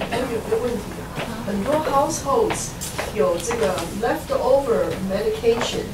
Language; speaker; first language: Chinese; native; Chinese